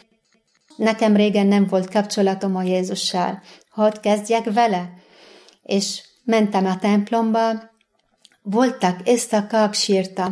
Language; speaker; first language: Hungarian; non-native, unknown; Arabic